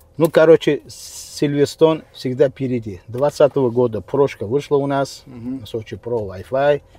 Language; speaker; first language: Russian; non-native, local second language; Uzbek